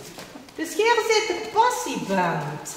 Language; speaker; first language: Dutch; native; Dutch